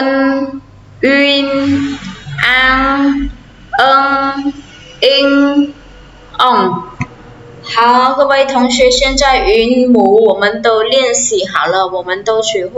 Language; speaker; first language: Chinese; non-native, fluent; Khmer